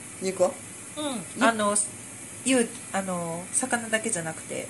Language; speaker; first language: Japanese; native; Japanese